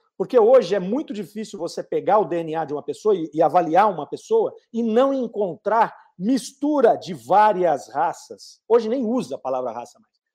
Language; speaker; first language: Portuguese; native; Portuguese